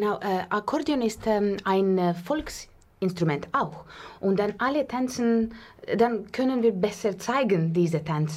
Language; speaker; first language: German; non-native, fluent; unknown